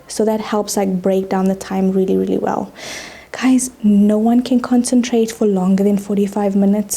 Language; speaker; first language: English; native; English